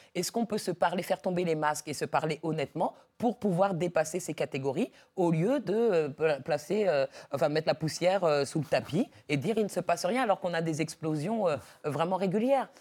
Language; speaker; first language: French; early bilingual, other home language; Dyula